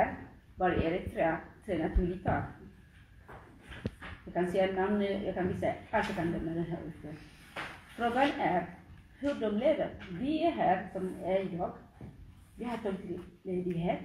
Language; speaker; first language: Swedish; non-native, learner; Tigrinya